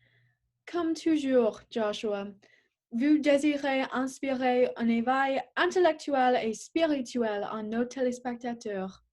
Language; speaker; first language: French; non-native, learner; English